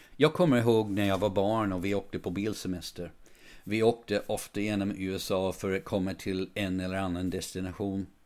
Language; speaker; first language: Swedish; non-native, fluent; English